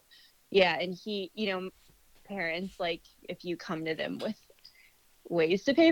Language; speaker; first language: English; native; English